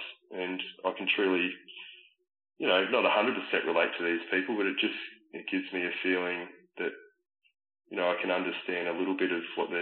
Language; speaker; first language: English; native; English